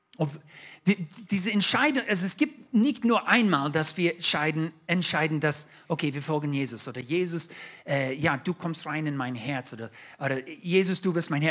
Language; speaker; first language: German; non-native, fluent; English